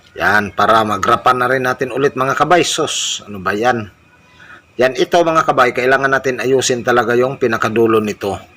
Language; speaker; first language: Filipino; non-native, local second language; Cebuano